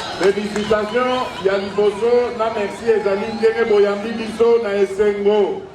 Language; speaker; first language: Lingala; non-native, local second language; Luba-Lulua